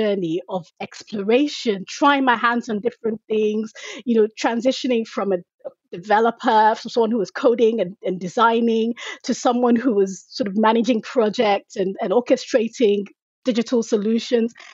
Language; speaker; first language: English; non-native, local second language; Yoruba